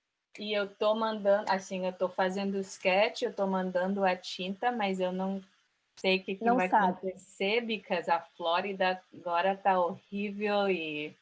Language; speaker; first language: Portuguese; early bilingual, heritage; Portuguese